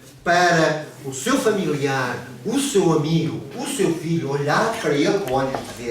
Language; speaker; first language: Portuguese; native; Portuguese